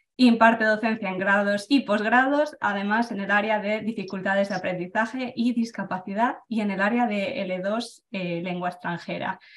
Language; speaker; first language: Spanish; native; Spanish